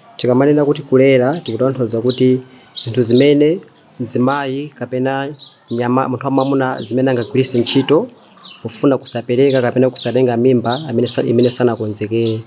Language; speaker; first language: Nyanja; native; Nyanja